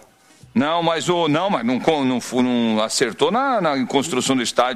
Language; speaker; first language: Portuguese; native; Portuguese